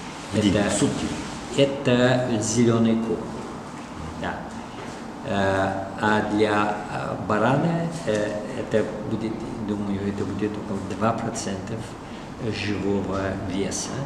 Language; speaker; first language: Russian; non-native, fluent; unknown